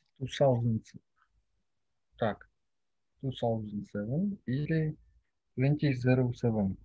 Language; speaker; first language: Russian; native; Russian